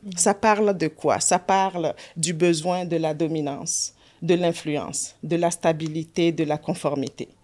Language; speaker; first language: French; native; French